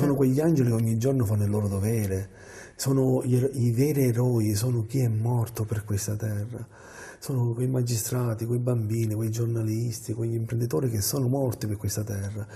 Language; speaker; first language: Italian; native; Italian